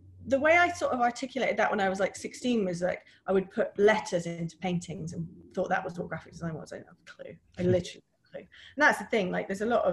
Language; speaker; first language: English; native; English